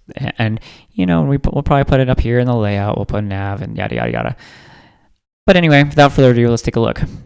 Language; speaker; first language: English; native; English